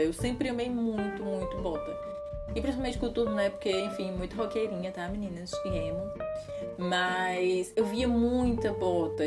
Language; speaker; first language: Portuguese; native; Portuguese